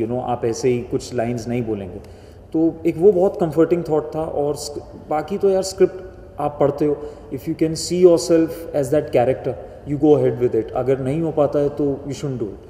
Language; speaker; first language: Hindi; native; Hindi